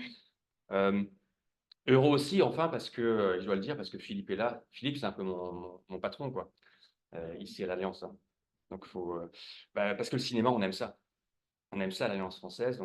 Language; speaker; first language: French; native; French